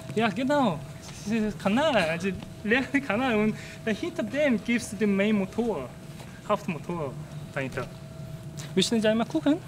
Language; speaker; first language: German; non-native, fluent; Korean